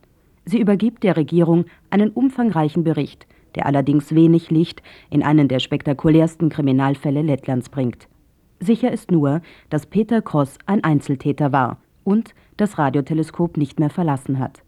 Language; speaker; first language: German; native; German